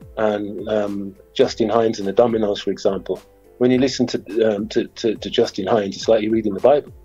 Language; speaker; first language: English; native; English